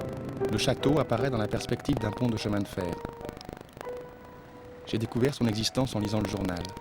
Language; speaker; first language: French; native; French